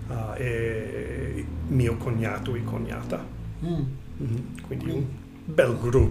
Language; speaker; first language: Italian; non-native, learner; English